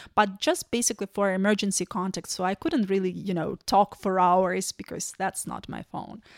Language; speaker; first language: English; non-native, fluent; Ukrainian